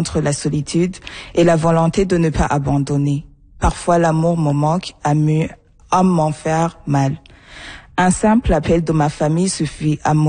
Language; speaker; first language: French; non-native, local second language; Rundi